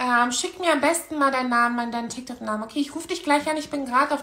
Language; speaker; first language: German; native; German